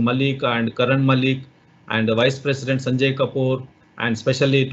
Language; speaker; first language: English; non-native, local second language; Marathi